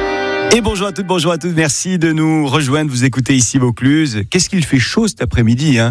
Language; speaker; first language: French; native; French